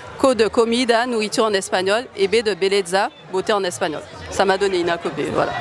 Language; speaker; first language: French; native; French